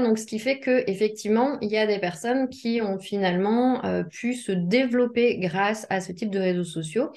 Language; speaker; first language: French; native; French